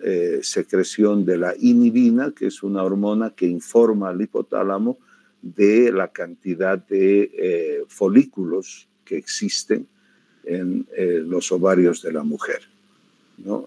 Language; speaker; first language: Spanish; native; Spanish